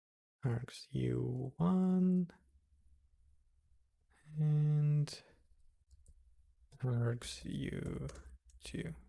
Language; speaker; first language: English; non-native, fluent; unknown